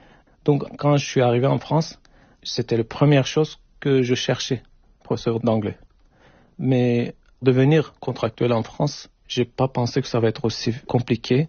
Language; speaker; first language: French; non-native, fluent; Turkish